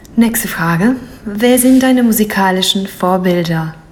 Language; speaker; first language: German; non-native, fluent; Greek